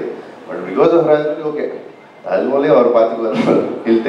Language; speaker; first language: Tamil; non-native, learner; Telugu